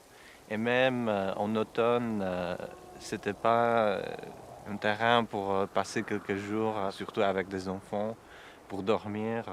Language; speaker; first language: French; non-native, fluent; Polish